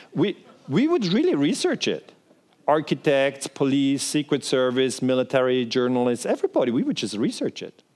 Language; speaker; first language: English; non-native, fluent; Swiss German